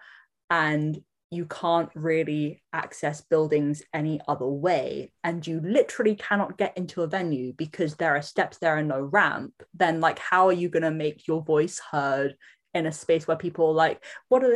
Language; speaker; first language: English; native; English